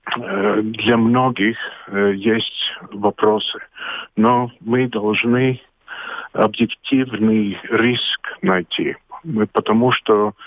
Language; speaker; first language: Russian; non-native, local second language; Latvian